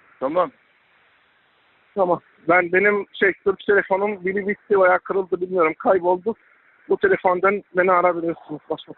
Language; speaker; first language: Turkish; non-native, learner; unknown